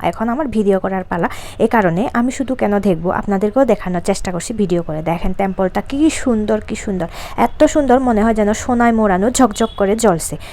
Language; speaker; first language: Bangla; non-native, local second language; Chakma